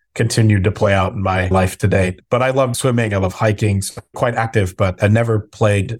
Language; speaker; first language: English; native; English